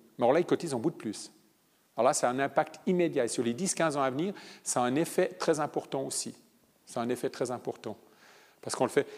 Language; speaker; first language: French; early bilingual, other home language; Italian